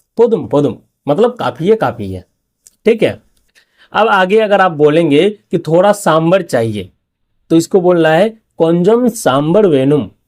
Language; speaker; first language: Hindi; native; Hindi